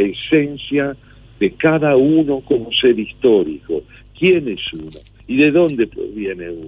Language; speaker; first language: Spanish; native; Spanish